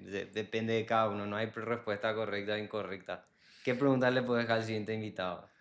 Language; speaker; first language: Spanish; native; Spanish